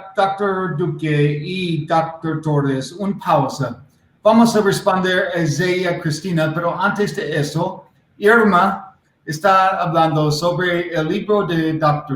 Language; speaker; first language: Spanish; non-native, learner; English